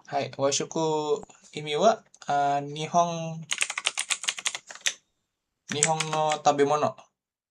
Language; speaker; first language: Japanese; non-native, learner; Indonesian